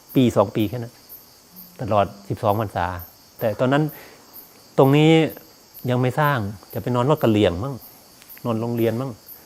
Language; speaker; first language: Thai; native; Thai